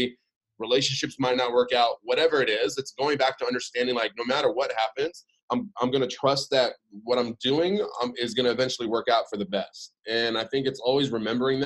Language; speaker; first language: English; early bilingual, other home language; Arabic